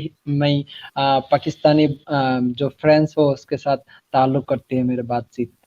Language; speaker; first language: Hindi; non-native, learner; Bangla